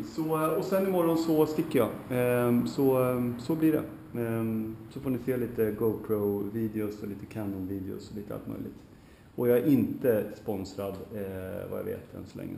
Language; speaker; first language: Swedish; native; Swedish